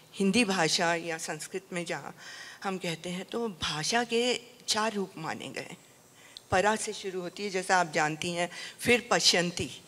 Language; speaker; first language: Hindi; native; Hindi